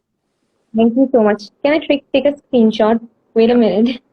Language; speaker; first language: English; non-native, local second language; Hindi